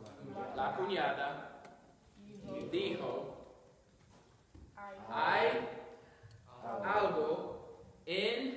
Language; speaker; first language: Spanish; non-native, fluent; English